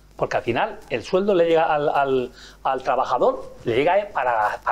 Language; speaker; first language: Spanish; native; Spanish